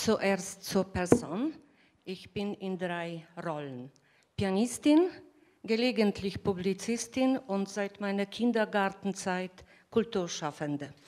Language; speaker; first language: German; non-native, fluent; Polish